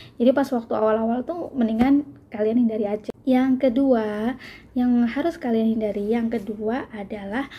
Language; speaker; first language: Indonesian; native; Indonesian